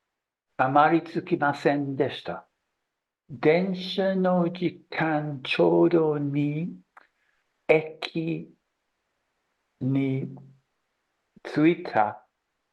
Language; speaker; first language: Japanese; non-native, learner; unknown